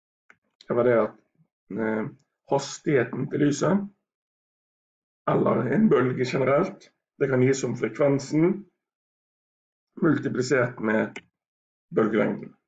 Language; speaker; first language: Norwegian; native; Norwegian